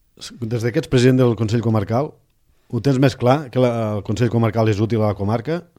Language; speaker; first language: Catalan; native; Catalan